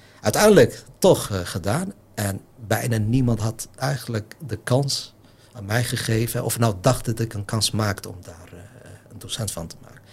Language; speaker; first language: Dutch; non-native, fluent; Arabic